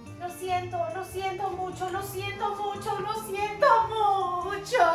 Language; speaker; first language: Spanish; non-native, fluent; Turkish